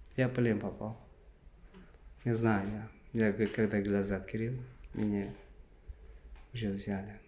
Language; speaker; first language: Russian; non-native, learner; Uzbek